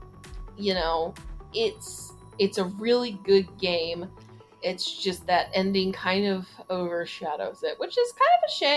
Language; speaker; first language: English; native; English